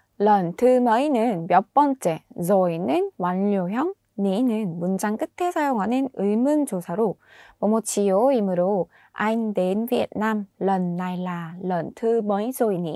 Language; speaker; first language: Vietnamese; non-native, fluent; Korean